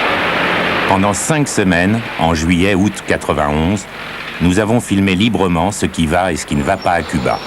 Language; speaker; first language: French; native; French